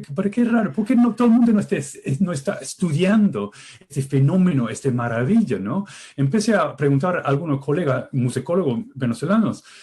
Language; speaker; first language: Spanish; non-native, fluent; English